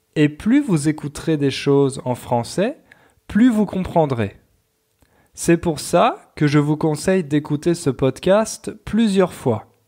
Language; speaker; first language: French; native; French